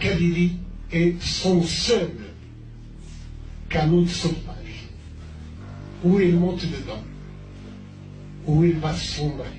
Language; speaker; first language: French; non-native, local second language; Kabyle